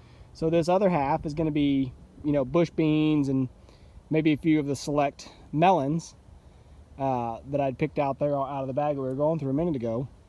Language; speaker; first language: English; native; English